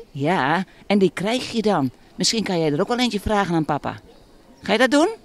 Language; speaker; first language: Dutch; native; Dutch